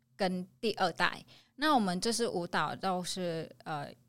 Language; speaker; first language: Chinese; non-native, fluent; Vietnamese